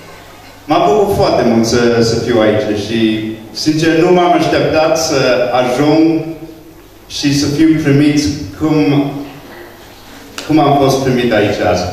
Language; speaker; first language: Romanian; non-native, fluent; English